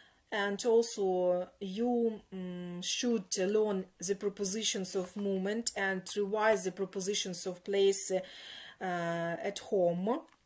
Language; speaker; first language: English; non-native, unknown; Ukrainian